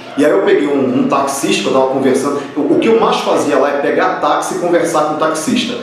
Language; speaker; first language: Portuguese; native; Portuguese